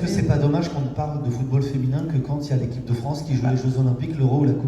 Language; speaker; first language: French; native; French